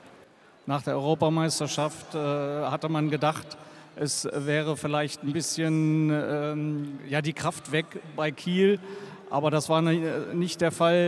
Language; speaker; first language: German; native; German